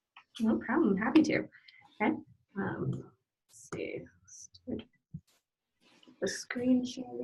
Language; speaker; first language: English; native; English